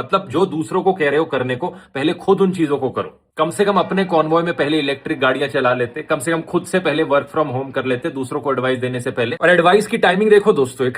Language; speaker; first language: Hindi; native; Hindi